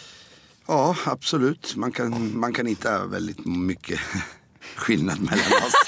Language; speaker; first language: Swedish; non-native, fluent; Italian